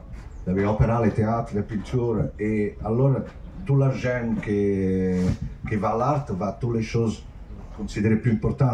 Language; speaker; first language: French; non-native, fluent; Italian